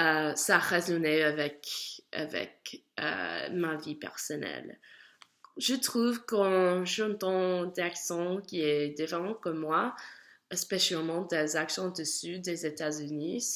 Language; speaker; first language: French; non-native, learner; English